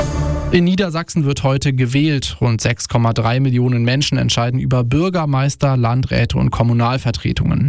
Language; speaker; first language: German; native; German